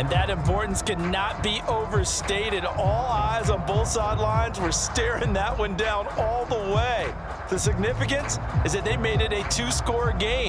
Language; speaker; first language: English; native; English